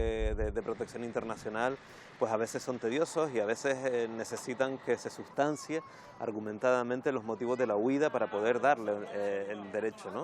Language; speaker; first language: Spanish; native; Spanish